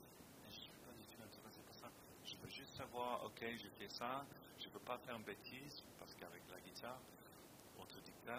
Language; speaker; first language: French; non-native, fluent; English